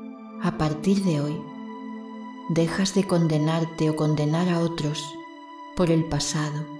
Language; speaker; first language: Spanish; native; Spanish